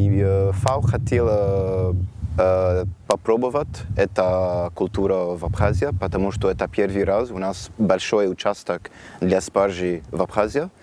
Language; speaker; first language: Russian; non-native, learner; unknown